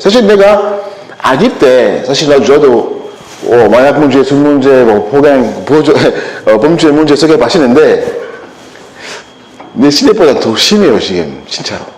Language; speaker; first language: Korean; non-native, learner; French